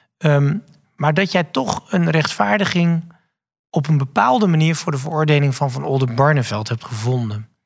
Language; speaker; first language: Dutch; native; Dutch